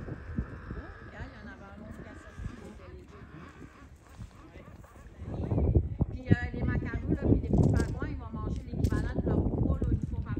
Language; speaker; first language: French; native; French